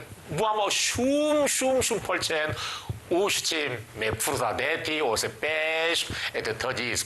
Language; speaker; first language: Albanian; non-native, learner; Korean